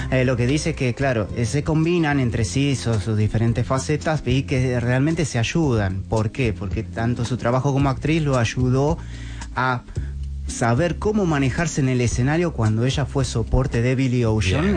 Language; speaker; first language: Spanish; native; Spanish